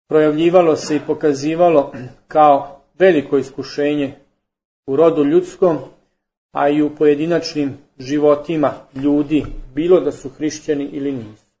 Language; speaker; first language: Serbian; native; Serbian